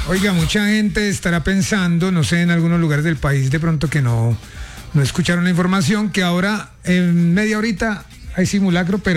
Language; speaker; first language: Spanish; native; Spanish